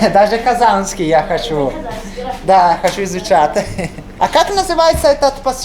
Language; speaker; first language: Russian; non-native, learner; Italian